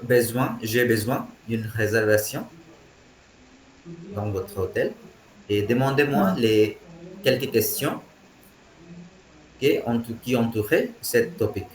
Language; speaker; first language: French; non-native, fluent; Hindi